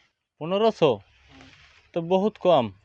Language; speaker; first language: Hindi; non-native, learner; Bangla